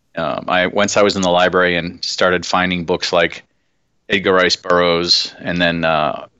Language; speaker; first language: English; native; English